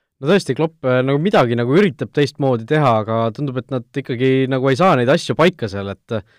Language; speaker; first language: Estonian; native; Estonian